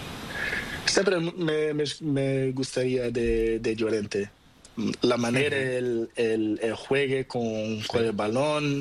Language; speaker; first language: Spanish; non-native, learner; Portuguese